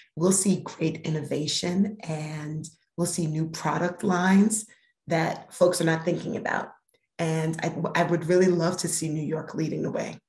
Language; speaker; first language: English; native; English